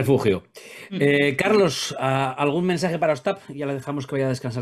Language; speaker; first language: Spanish; native; Spanish